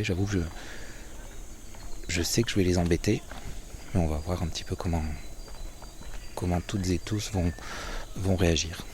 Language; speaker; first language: French; native; French